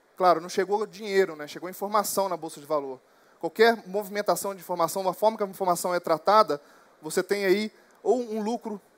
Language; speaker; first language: Portuguese; native; Portuguese